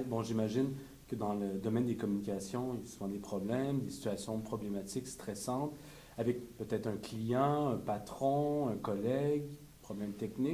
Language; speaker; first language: French; native; French